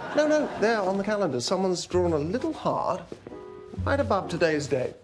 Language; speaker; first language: English; native; English